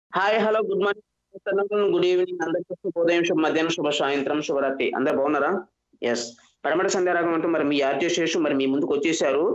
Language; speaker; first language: Telugu; native; Telugu